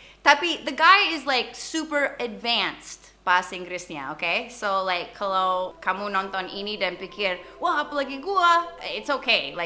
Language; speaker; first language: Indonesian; non-native, fluent; English